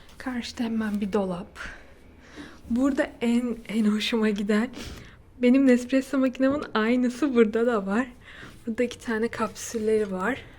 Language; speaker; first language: Turkish; native; Turkish